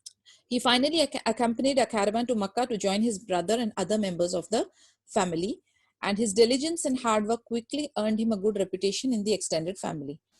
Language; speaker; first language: English; non-native, local second language; Urdu